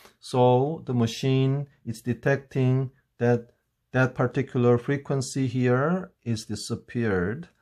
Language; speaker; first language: English; non-native, fluent; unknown